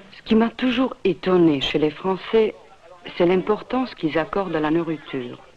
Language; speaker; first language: French; non-native, fluent; Serbian